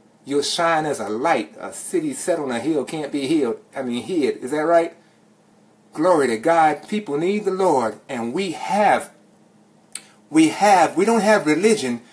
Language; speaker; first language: English; native; English